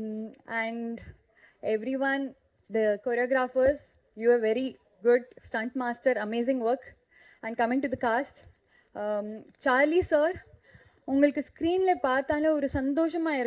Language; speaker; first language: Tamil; non-native, learner; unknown